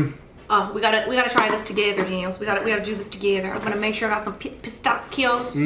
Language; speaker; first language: English; native; English